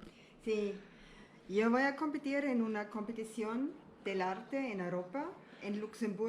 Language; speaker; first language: Spanish; non-native, learner; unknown